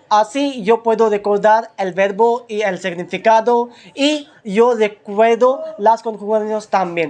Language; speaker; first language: Spanish; non-native, learner; Hindi